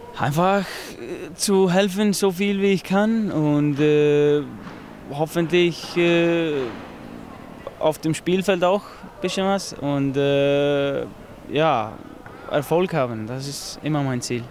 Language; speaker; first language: German; non-native, fluent; Icelandic